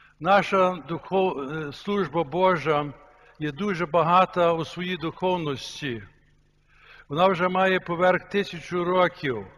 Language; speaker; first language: Ukrainian; early bilingual, heritage; Ukrainian